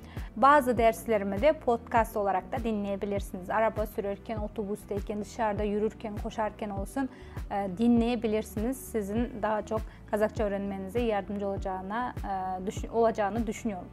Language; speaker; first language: Turkish; non-native, fluent; Kazakh